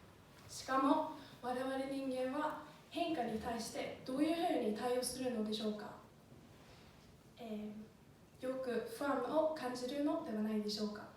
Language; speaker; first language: Japanese; non-native, fluent; Swedish